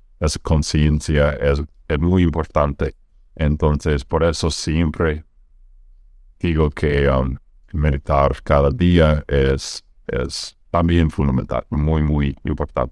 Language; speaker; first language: Spanish; non-native, fluent; English